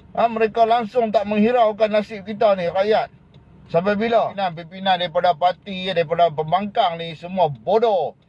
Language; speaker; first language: Malay; native; Malay